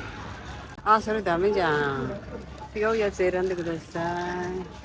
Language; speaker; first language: Japanese; non-native, learner; Filipino